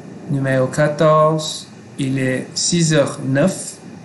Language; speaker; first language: French; non-native, fluent; Malay